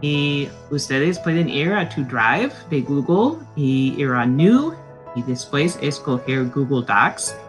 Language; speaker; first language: Spanish; non-native, fluent; English